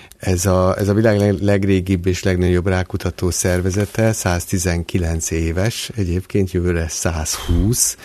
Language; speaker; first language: Hungarian; native; Hungarian